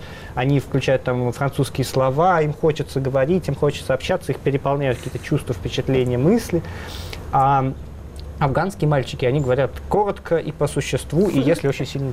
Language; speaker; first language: Russian; native; Russian